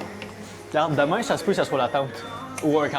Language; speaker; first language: French; native; French